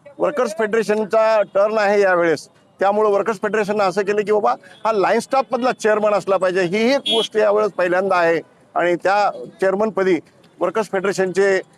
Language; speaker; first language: Marathi; native; Marathi